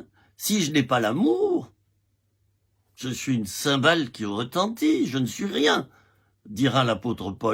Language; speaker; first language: French; native; French